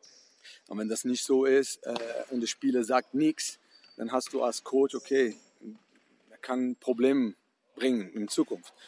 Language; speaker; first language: German; non-native, fluent; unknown